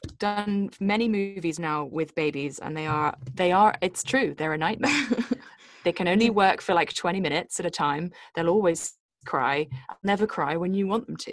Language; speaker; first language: English; native; English